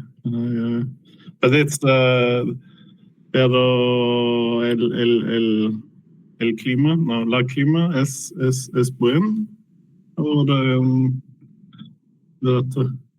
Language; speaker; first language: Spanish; non-native, learner; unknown